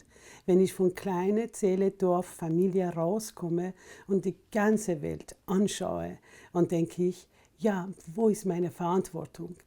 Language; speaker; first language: German; non-native, fluent; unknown